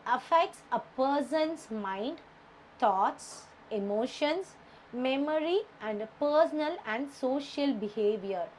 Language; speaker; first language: English; non-native, local second language; Tamil